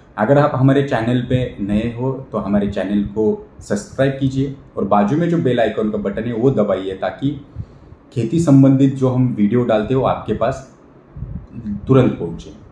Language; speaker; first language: Hindi; non-native, local second language; Marathi